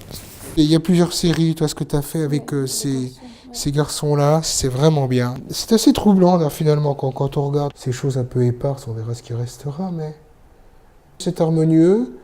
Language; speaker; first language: French; native; French